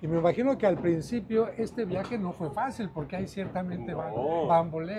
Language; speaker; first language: Spanish; native; Spanish